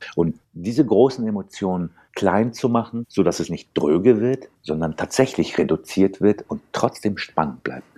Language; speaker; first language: German; early bilingual, other home language; Turkish